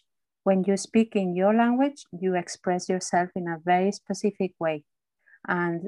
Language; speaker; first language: English; non-native, fluent; Spanish